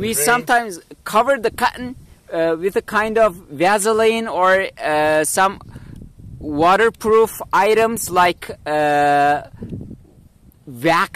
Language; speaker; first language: English; non-native, learner; Turkish